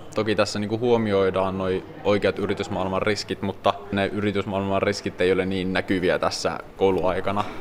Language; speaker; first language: Finnish; native; Finnish